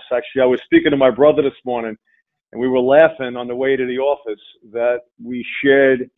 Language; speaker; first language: English; native; English